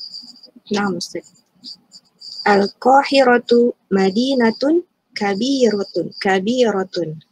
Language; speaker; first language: Arabic; non-native, learner; Indonesian